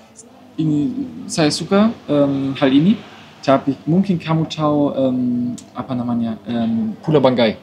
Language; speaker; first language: Indonesian; non-native, learner; German